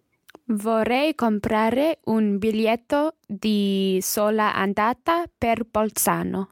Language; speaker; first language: Italian; non-native, learner; English